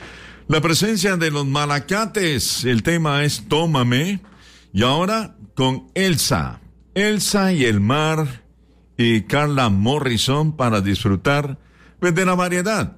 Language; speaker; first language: Spanish; native; Spanish